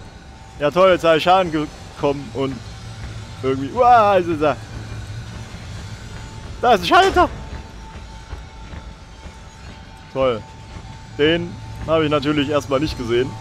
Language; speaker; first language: German; native; German